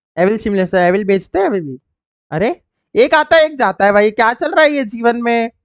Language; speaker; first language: Hindi; native; Hindi